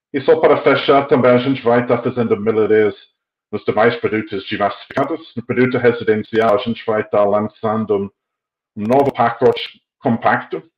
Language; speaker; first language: Portuguese; non-native, fluent; English